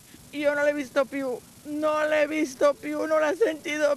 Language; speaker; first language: Italian; non-native, learner; Spanish